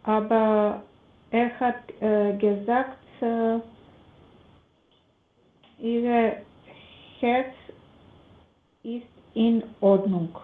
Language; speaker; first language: German; non-native, learner; Macedonian